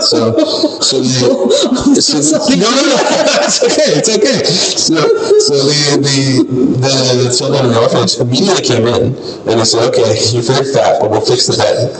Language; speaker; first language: English; non-native, fluent; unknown